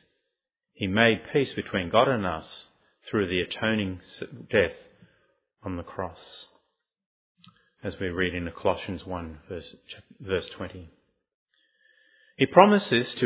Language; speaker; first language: English; native; English